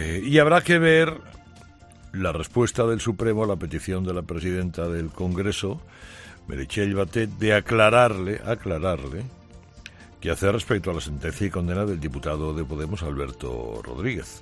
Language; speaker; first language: Spanish; native; Spanish